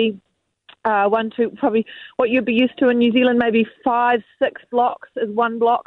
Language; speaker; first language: English; native; English